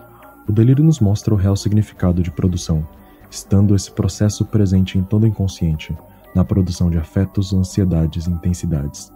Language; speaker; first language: Portuguese; native; Portuguese